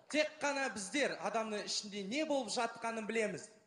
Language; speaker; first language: Kazakh; native; Kazakh